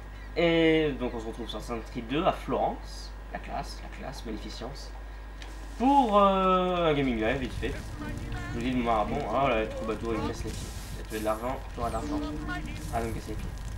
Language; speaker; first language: French; native; French